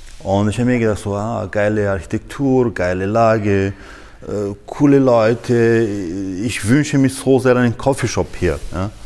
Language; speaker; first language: German; non-native, fluent; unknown